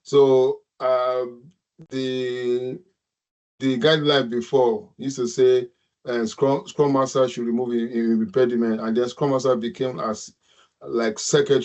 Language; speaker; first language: English; non-native, local second language; Yoruba